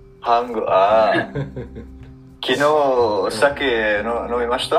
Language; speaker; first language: Japanese; non-native, learner; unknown